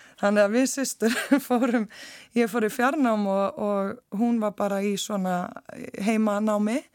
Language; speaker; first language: Icelandic; native; Icelandic